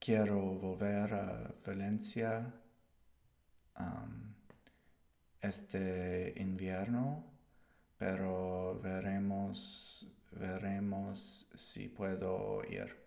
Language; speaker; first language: Spanish; non-native, learner; English